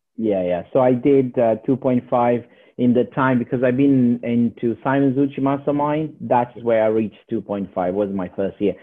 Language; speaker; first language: English; non-native, learner; Portuguese